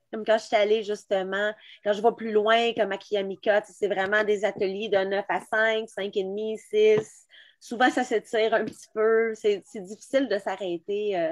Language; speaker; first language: French; native; French